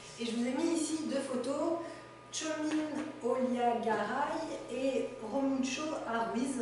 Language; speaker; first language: French; native; French